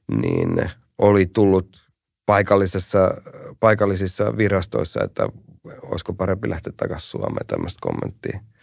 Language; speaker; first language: Finnish; early bilingual, heritage; Finnish